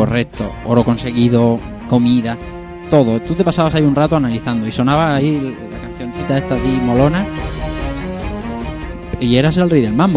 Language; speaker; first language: Spanish; native; Spanish